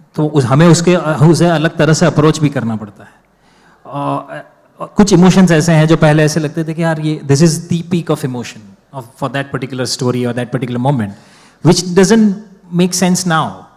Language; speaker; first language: Hindi; non-native, local second language; Gujarati